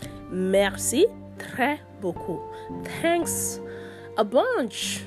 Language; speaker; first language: French; non-native, fluent; Yoruba